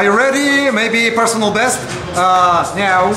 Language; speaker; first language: English; non-native, learner; Russian